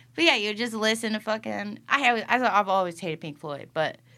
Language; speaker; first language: English; native; English